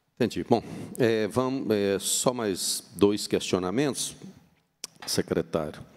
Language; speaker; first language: Portuguese; native; Portuguese